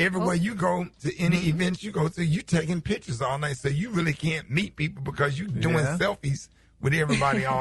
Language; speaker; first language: English; native; English